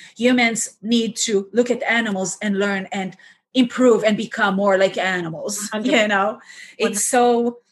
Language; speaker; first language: English; non-native, fluent; Hebrew